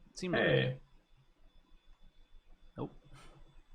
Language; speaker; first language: English; native; English